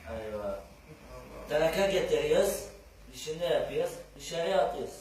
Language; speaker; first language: Turkish; non-native, learner; Arabic